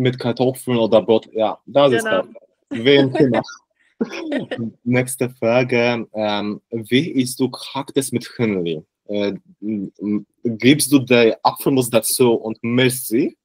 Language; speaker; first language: German; non-native, learner; Polish